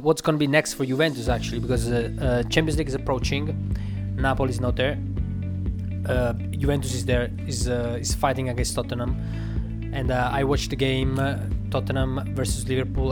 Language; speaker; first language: English; non-native, fluent; Italian